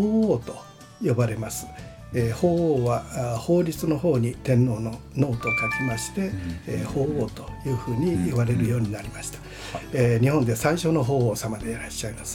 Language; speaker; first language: Japanese; native; Japanese